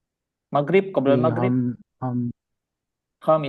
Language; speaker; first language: Arabic; non-native, fluent; Indonesian